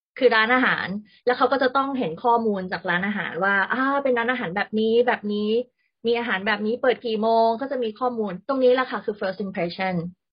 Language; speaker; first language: Thai; native; Thai